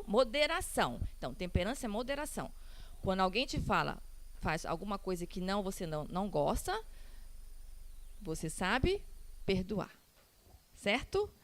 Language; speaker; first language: Portuguese; non-native, learner; Spanish